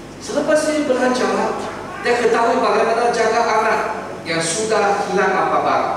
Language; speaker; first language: Malay; non-native, local second language; Chinese